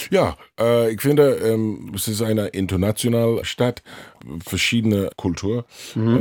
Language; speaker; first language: German; non-native, learner; English